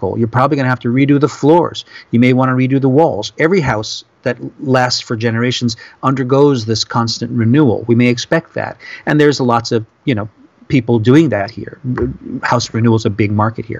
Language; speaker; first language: English; native; English